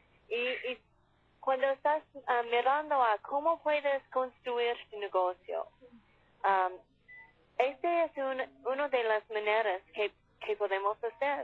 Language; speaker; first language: Spanish; non-native, fluent; English